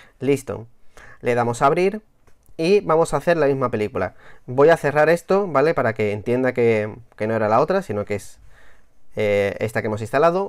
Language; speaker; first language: Spanish; native; Spanish